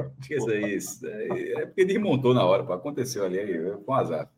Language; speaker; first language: Portuguese; native; Portuguese